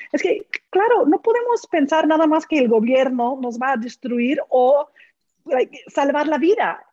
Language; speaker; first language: Spanish; non-native, fluent; English